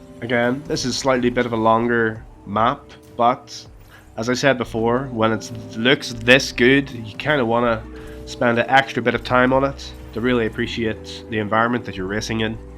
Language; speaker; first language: English; native; English